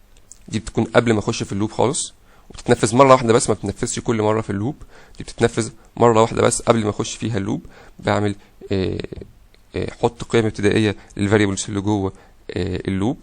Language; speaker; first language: Arabic; native; Arabic